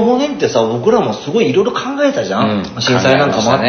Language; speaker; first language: Japanese; native; Japanese